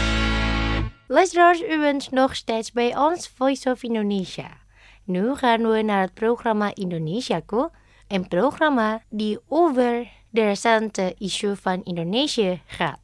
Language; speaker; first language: Dutch; non-native, fluent; Indonesian